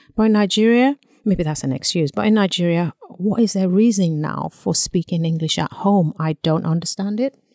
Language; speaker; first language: English; non-native, local second language; Yoruba